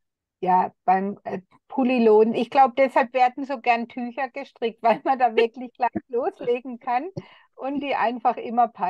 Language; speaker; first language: German; native; German